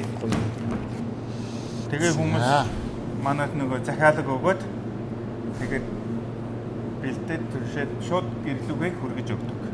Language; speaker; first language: Mongolian; non-native, fluent; English